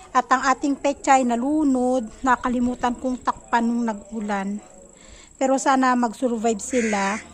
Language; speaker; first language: Filipino; native; Filipino